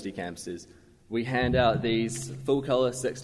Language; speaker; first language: English; native; English